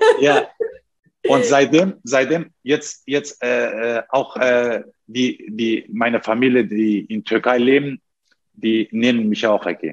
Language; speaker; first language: German; non-native, learner; Turkish